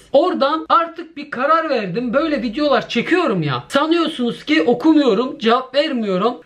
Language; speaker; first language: Turkish; early bilingual, heritage; Turkish